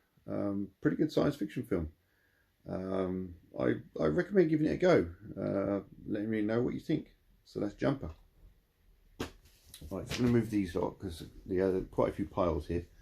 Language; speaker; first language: English; native; English